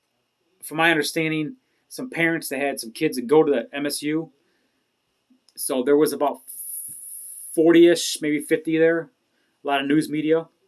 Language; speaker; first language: English; native; English